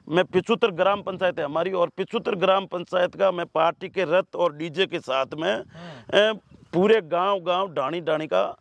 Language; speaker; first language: Hindi; native; Hindi